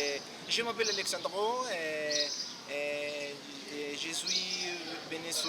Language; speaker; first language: French; non-native, learner; Spanish